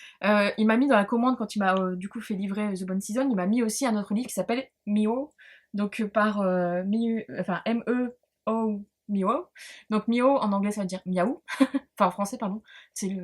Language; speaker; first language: French; native; French